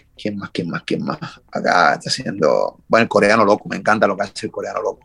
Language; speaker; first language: Spanish; native; Spanish